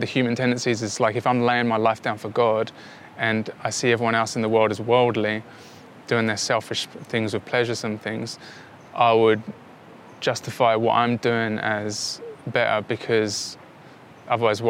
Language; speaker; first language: English; native; English